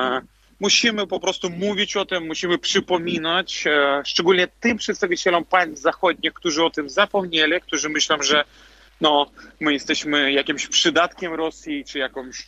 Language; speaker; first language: Polish; non-native, fluent; Belarusian